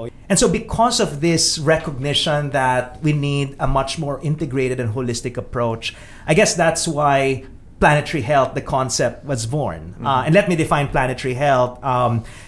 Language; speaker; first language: English; non-native, local second language; Filipino